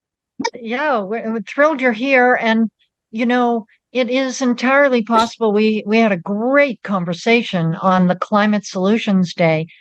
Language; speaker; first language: English; native; English